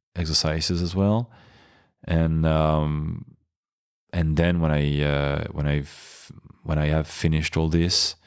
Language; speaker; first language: English; non-native, fluent; French